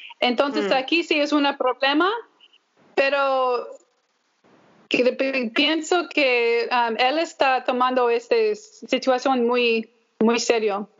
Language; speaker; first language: Spanish; early bilingual, heritage; English